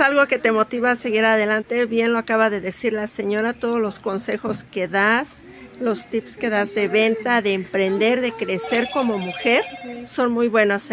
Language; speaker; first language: Spanish; native; Spanish